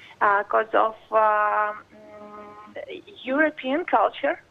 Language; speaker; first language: English; non-native, learner; Russian